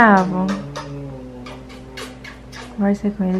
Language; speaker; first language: Portuguese; native; Portuguese